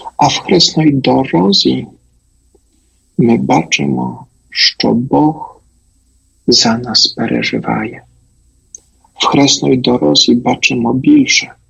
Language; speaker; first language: Ukrainian; non-native, fluent; Polish